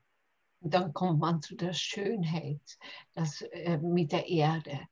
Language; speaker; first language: German; non-native, fluent; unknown